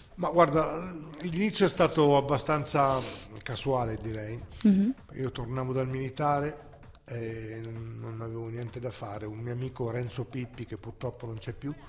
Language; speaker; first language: Italian; native; Italian